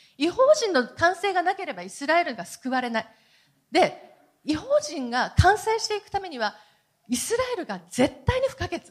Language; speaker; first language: Japanese; native; Japanese